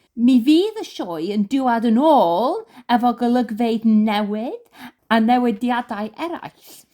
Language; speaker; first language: Welsh; non-native, learner; English